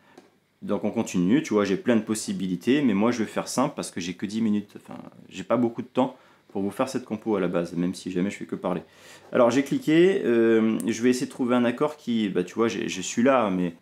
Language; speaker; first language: French; native; French